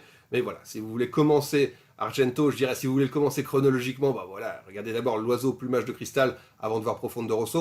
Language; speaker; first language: French; native; French